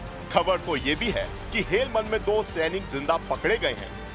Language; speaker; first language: Hindi; native; Hindi